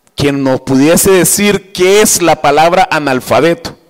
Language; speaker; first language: Spanish; native; Spanish